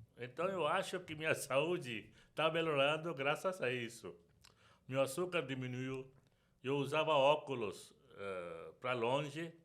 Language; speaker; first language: Portuguese; non-native, fluent; Sindhi